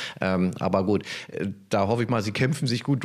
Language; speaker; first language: German; native; German